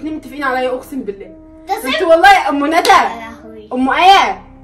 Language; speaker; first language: Arabic; native; Arabic